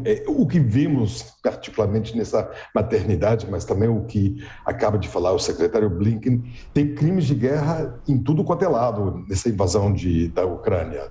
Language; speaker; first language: Portuguese; non-native, fluent; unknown